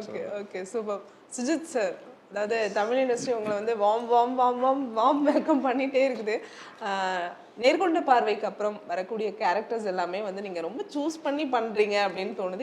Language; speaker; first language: Tamil; native; Tamil